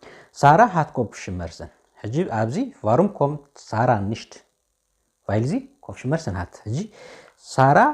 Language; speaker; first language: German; non-native, fluent; Tigrinya